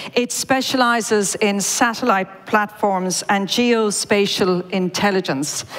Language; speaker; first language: English; native; English